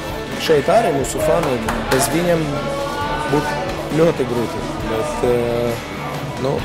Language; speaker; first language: Latvian; non-native, local second language; Russian